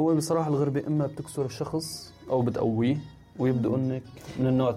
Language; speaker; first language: Arabic; native; Arabic